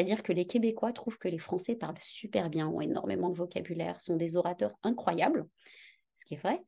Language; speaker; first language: French; native; French